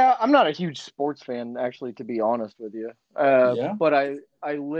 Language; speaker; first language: English; native; English